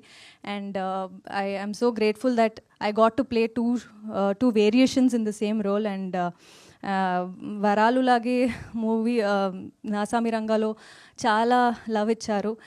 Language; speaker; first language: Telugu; non-native, fluent; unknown